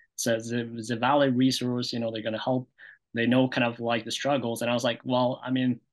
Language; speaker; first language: English; non-native, fluent; Norwegian